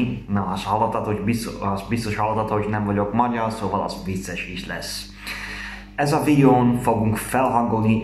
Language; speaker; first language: Hungarian; non-native, learner; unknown